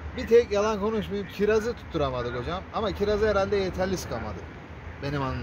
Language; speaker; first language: Turkish; native; Turkish